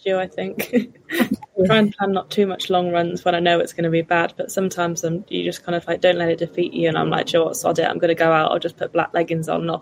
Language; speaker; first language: English; native; English